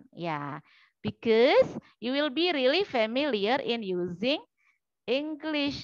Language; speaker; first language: English; non-native, learner; Indonesian